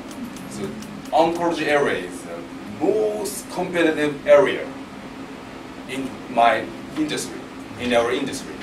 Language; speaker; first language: English; non-native, learner; Japanese